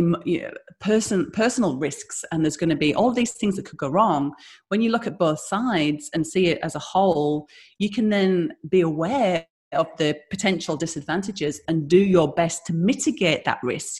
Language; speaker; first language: English; native; English